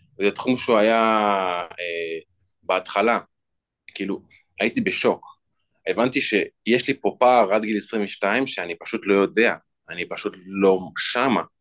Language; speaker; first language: Hebrew; native; Hebrew